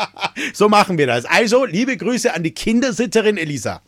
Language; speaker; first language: German; native; German